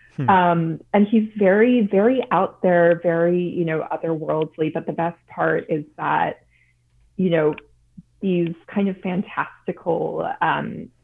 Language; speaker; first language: English; native; English